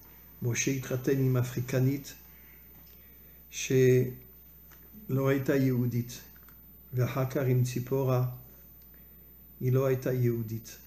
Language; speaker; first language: Hebrew; non-native, fluent; French